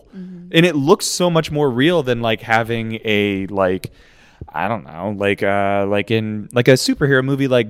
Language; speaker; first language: English; native; English